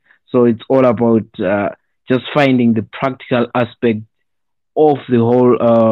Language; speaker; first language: English; non-native, local second language; Shona